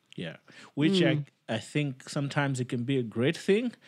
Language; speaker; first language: English; non-native, local second language; Nyanja